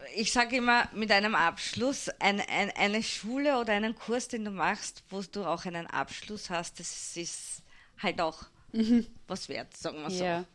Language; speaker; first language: German; native; German